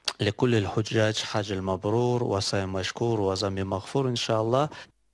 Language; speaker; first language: Arabic; non-native, fluent; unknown